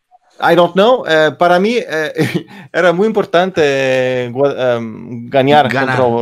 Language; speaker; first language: Spanish; non-native, learner; Italian